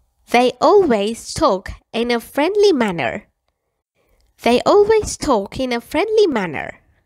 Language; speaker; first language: English; non-native, fluent; Persian